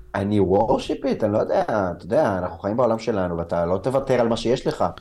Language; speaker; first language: Hebrew; native; Hebrew